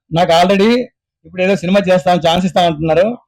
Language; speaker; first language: Telugu; native; Telugu